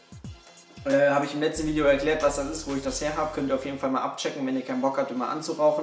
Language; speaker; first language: German; native; German